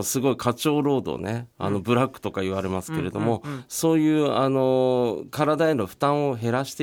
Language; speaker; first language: Japanese; native; Japanese